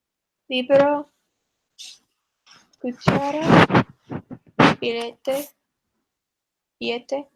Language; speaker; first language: Spanish; non-native, learner; English